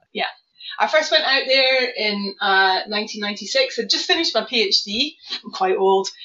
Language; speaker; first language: English; native; English